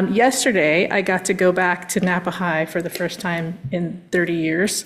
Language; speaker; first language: English; native; English